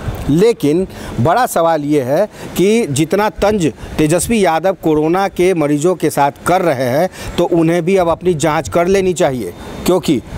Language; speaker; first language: Hindi; native; Hindi